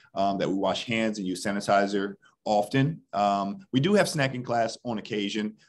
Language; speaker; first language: English; native; English